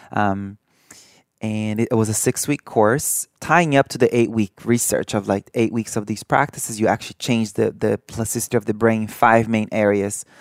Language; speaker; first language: English; early bilingual, other home language; Portuguese